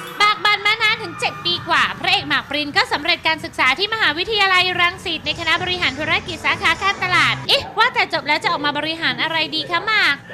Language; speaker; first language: Thai; native; Thai